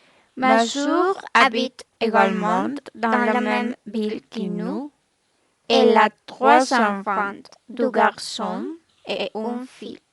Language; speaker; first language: French; non-native, learner; Spanish